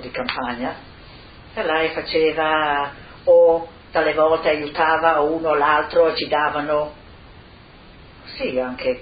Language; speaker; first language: Italian; non-native, local second language; Friulian